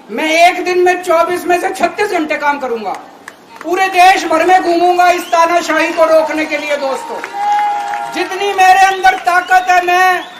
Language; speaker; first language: Hindi; native; Hindi